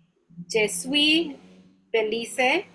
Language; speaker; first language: French; non-native, learner; English